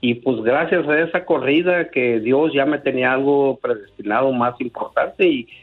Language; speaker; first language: Spanish; native; Spanish